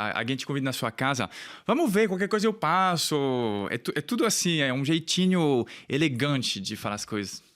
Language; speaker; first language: Portuguese; non-native, fluent; French